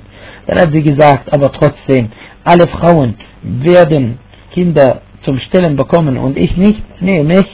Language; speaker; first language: German; non-native, fluent; Arabic